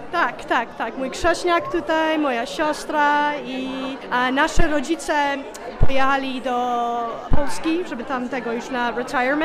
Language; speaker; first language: Polish; early bilingual, heritage; English